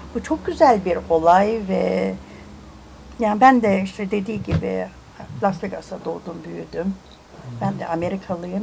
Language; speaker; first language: Turkish; early bilingual, heritage; English